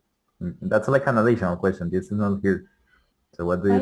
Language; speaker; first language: English; non-native, fluent; Spanish